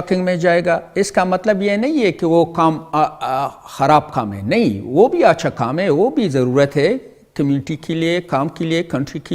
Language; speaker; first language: Hindi; non-native, fluent; Pashto